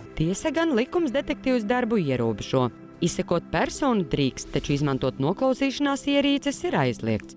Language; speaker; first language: Latvian; native; Latvian